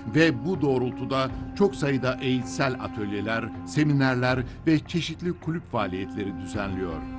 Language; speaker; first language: Turkish; native; Turkish